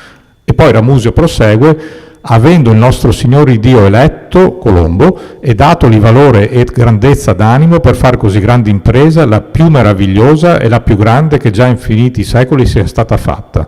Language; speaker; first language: Italian; native; Italian